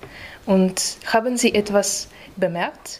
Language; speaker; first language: German; non-native, learner; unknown